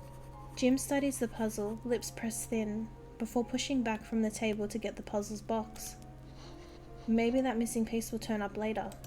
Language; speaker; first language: English; native; English